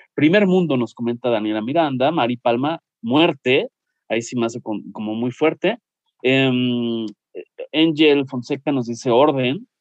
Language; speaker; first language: Spanish; native; Spanish